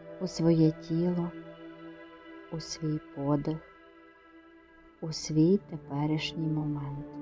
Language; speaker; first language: Ukrainian; native; Ukrainian